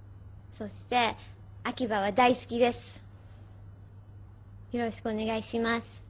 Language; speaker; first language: Japanese; non-native, learner; English